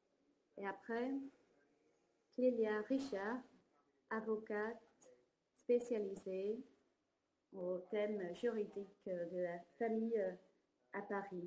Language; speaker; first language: French; non-native, fluent; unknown